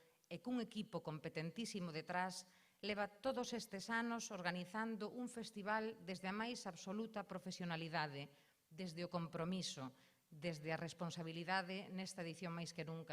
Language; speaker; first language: Galician; native; Galician